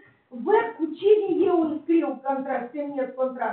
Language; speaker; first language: Romanian; non-native, local second language; Russian